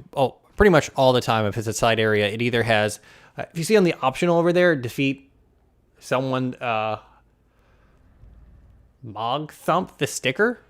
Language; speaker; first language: English; native; English